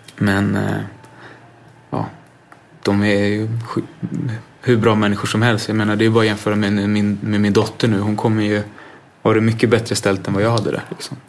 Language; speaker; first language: Swedish; native; Swedish